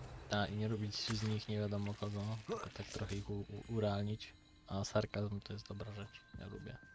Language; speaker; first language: Polish; native; Polish